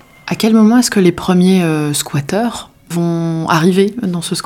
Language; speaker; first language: French; native; French